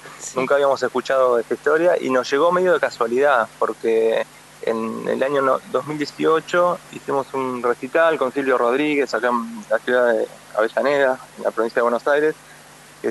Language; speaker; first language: Spanish; native; Spanish